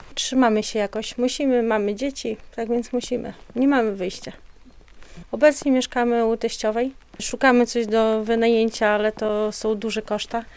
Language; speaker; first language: Polish; native; Polish